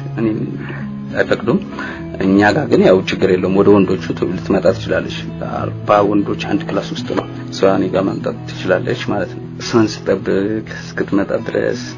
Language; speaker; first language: Amharic; non-native, local second language; Tigrinya